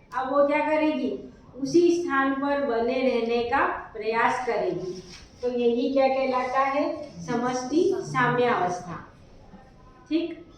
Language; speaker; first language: Hindi; native; Hindi